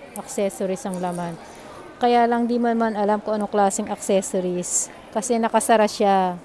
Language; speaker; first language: Filipino; native; Filipino